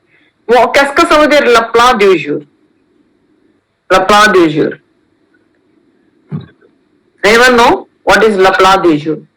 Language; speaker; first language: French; non-native, learner; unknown